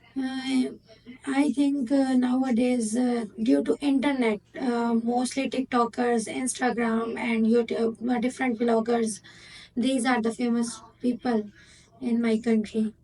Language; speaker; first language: English; non-native, learner; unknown